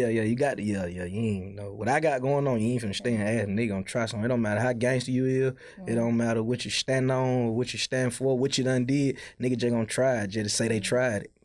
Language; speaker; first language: English; native; English